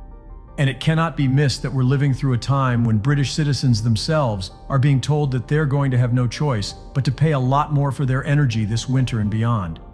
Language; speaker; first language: English; native; English